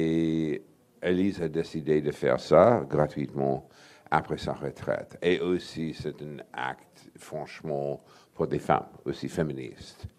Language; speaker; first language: French; non-native, fluent; English